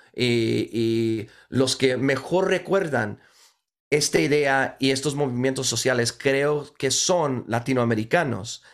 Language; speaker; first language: Spanish; early bilingual, heritage; Spanish